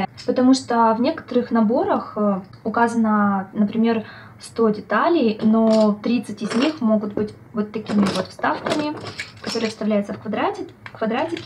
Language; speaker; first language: Russian; native; Russian